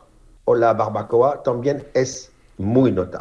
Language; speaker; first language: Spanish; non-native, fluent; French